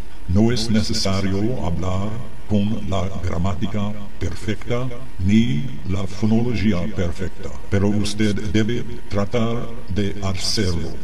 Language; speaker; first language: Spanish; non-native, learner; English